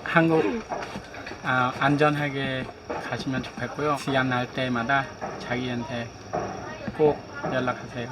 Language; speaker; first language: Korean; non-native, learner; Khmer